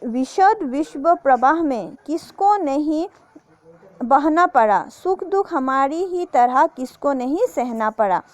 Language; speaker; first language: Hindi; non-native, local second language; Assamese